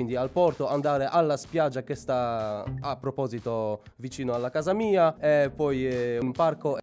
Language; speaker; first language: Italian; non-native, learner; Polish